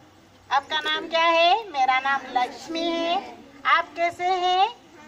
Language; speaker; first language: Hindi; non-native, local second language; Odia